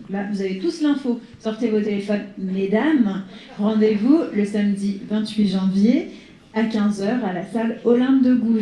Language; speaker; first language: French; native; French